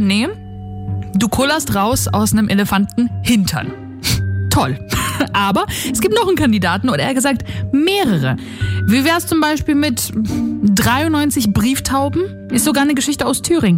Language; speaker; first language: German; native; German